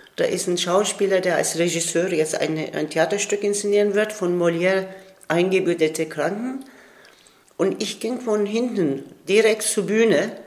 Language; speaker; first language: German; non-native, fluent; Turkish